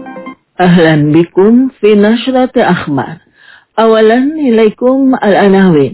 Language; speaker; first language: Arabic; non-native, fluent; Indonesian